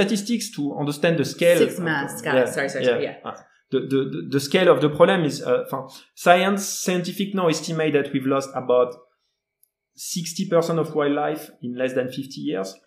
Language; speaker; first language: English; non-native, fluent; French